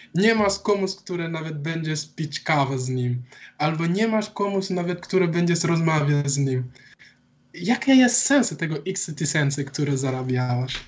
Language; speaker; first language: Polish; non-native, learner; Wolof